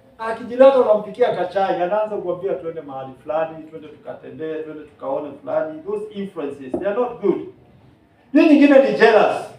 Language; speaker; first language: Swahili; non-native, local second language; Kikuyu